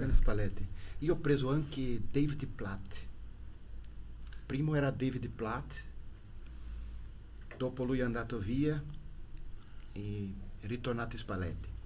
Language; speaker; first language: Italian; non-native, learner; Portuguese